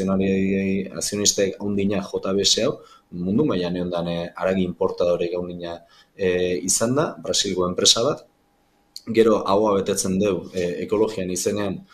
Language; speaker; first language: Basque; native; Basque